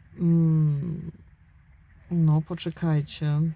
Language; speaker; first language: Polish; early bilingual, heritage; German